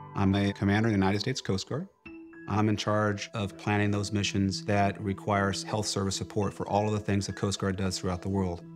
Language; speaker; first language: English; native; English